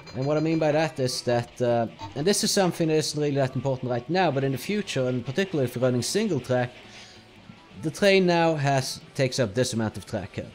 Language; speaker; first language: English; non-native, fluent; Norwegian